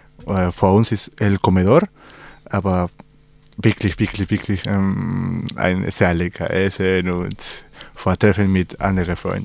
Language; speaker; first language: German; non-native, learner; Spanish